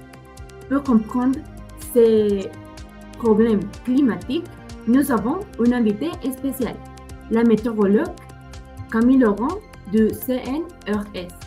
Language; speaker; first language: French; non-native, learner; Spanish